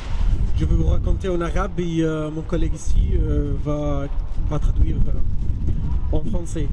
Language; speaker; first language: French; non-native, learner; Arabic